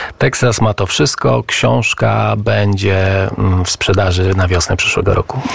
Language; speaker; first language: Polish; native; Polish